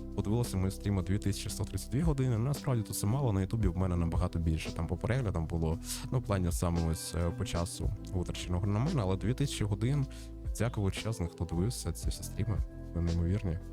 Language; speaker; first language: Ukrainian; non-native, local second language; Russian